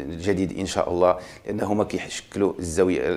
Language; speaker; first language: Arabic; native; Arabic